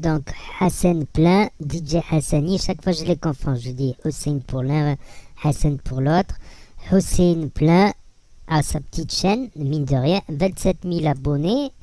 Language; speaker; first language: French; native; French